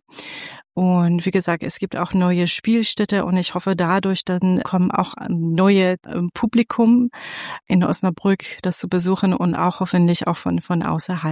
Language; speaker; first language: German; non-native, fluent; Persian